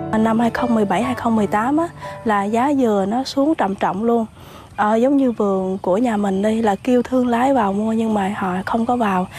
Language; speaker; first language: Vietnamese; non-native, local second language; Khmer